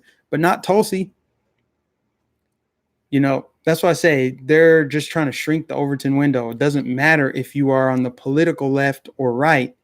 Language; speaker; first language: English; native; English